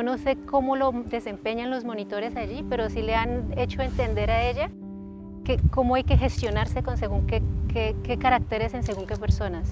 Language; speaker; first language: Spanish; native; Spanish